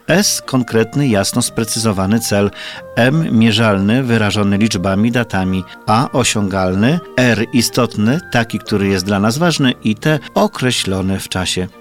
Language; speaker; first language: Polish; native; Polish